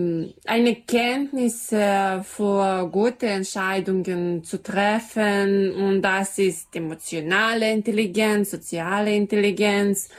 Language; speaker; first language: German; non-native, learner; Serbian